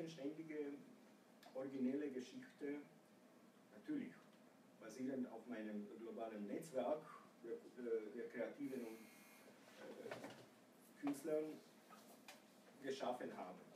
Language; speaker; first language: German; non-native, fluent; Croatian